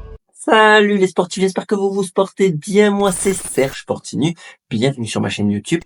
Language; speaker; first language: French; native; French